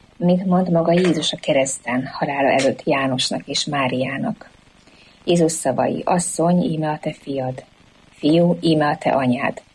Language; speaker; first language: Hungarian; native; Hungarian